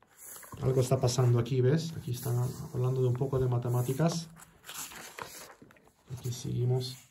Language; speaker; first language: Spanish; early bilingual, heritage; Spanish